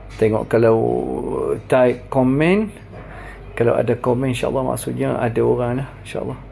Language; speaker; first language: Malay; non-native, fluent; Arabic